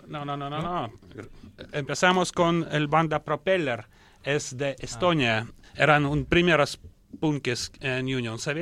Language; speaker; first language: Spanish; non-native, learner; Russian